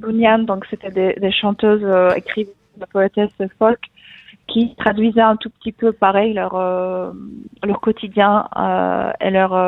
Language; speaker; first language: French; non-native, fluent; Polish